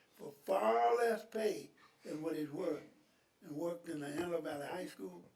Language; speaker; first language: English; native; English